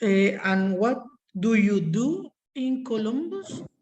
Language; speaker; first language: English; non-native, learner; Spanish